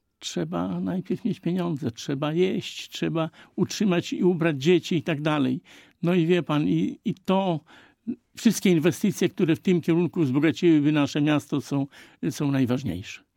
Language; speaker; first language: Polish; native; Polish